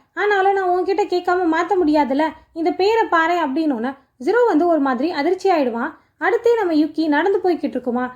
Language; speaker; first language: Tamil; native; Tamil